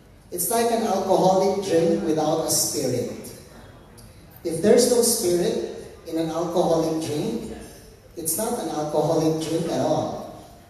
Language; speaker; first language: English; non-native, local second language; Filipino